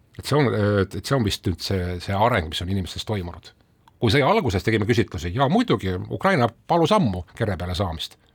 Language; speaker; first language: Estonian; non-native, local second language; Russian